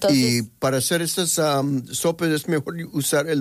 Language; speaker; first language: Spanish; early bilingual, heritage; Spanish